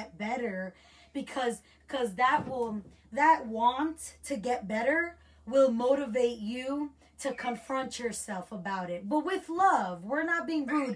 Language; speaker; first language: English; native; English